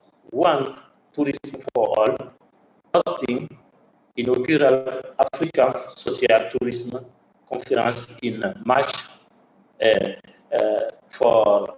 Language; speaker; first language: English; non-native, learner; French